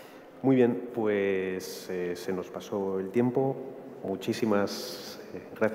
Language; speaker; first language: Spanish; native; Spanish